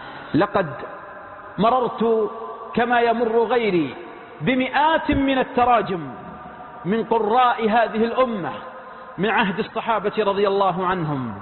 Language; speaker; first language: Arabic; native; Arabic